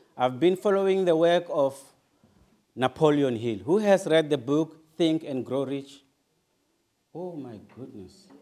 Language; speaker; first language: English; non-native, local second language; Northern Sotho